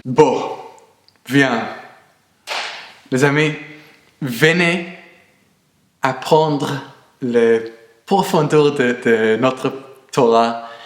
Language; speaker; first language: French; non-native, fluent; English